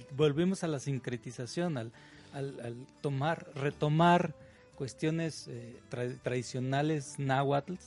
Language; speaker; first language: Spanish; native; Spanish